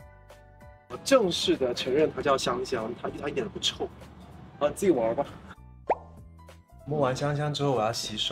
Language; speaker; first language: Chinese; native; Chinese